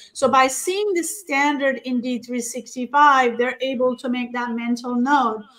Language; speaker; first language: English; non-native, fluent; Turkish